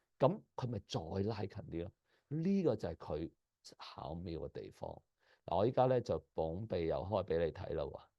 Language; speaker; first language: Cantonese; native; Cantonese